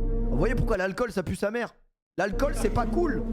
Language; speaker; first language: French; native; French